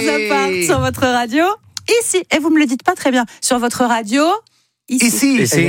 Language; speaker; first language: French; native; French